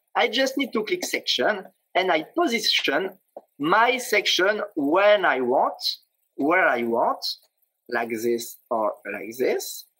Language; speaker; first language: English; non-native, fluent; French